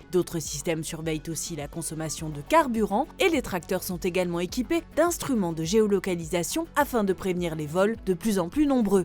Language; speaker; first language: French; native; French